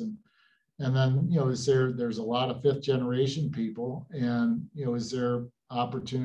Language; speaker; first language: English; native; English